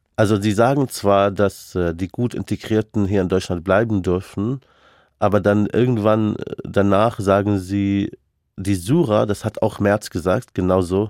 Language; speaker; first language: German; non-native, fluent; Arabic